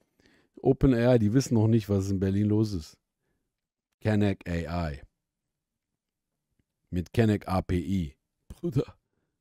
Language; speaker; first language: German; native; German